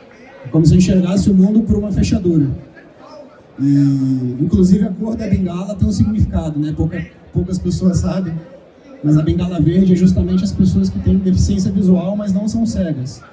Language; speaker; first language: Portuguese; native; Portuguese